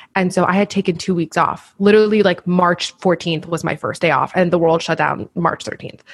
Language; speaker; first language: English; native; English